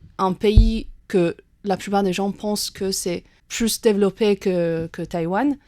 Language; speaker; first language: French; non-native, fluent; Chinese